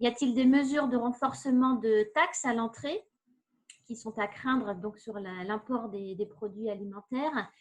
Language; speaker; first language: French; native; French